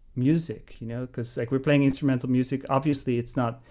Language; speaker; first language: English; non-native, fluent; Dutch